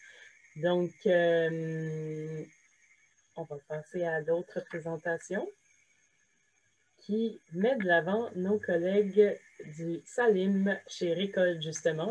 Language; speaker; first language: French; native; French